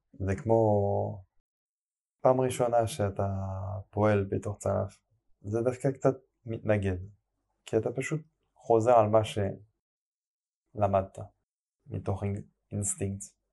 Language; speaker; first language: Hebrew; non-native, fluent; French